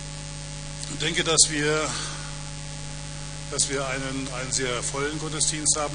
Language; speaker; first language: German; native; German